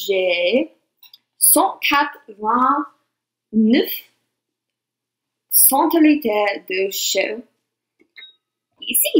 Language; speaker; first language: French; non-native, learner; English